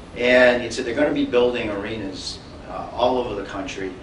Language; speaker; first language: English; native; English